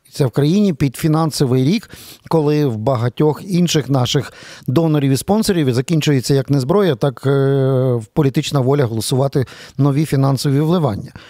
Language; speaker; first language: Ukrainian; native; Ukrainian